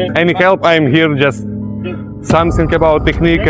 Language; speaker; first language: English; non-native, learner; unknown